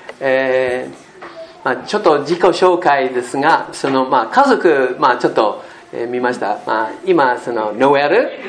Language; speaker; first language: Japanese; non-native, learner; English